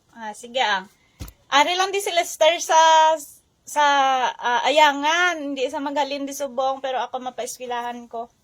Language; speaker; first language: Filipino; non-native, local second language; Hiligaynon